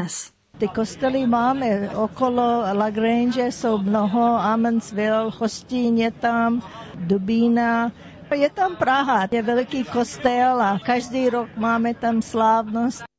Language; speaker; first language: Czech; early bilingual, heritage; English